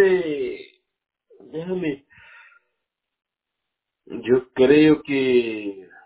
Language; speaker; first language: Spanish; non-native, learner; Portuguese